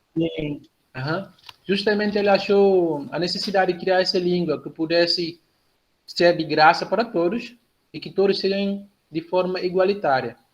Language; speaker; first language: Portuguese; non-native, local second language; Upper Guinea Crioulo